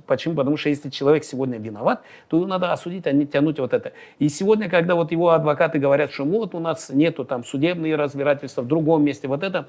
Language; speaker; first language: Russian; non-native, local second language; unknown